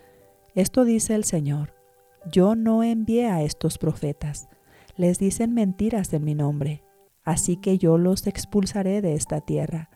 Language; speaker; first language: Spanish; native; Spanish